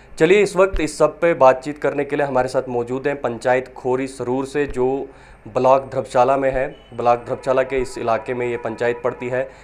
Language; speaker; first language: Hindi; non-native, local second language; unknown